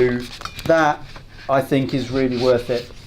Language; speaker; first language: English; native; English